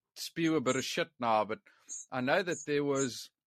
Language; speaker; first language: English; non-native, local second language; Afrikaans